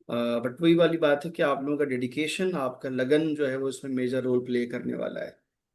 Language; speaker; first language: Hindi; native; Hindi